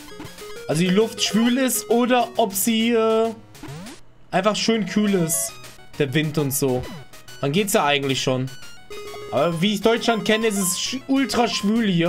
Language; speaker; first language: German; native; German